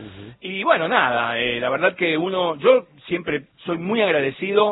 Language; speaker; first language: Spanish; native; Spanish